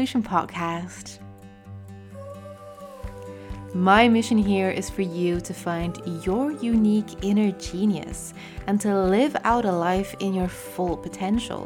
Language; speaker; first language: English; non-native, fluent; French